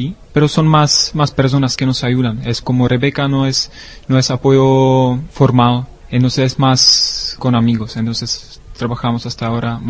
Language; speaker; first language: Spanish; non-native, learner; Czech